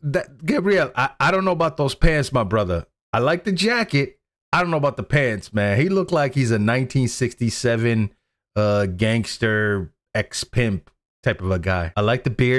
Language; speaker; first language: English; native; English